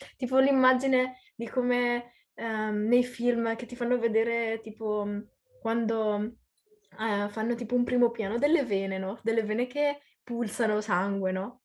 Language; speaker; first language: Italian; early bilingual, other home language; Arabic